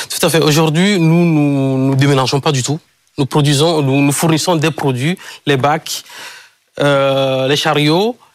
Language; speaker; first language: French; non-native, local second language; Ewe